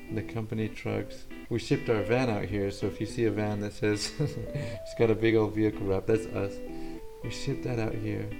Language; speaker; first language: English; early bilingual, other home language; Spanish